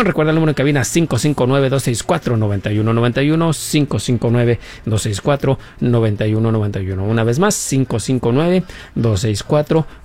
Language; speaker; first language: Spanish; native; Spanish